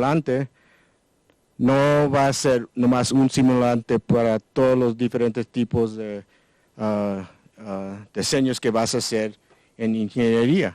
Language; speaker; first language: Spanish; non-native, learner; English